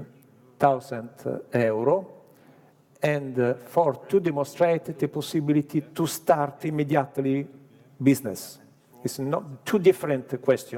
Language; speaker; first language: English; non-native, learner; Italian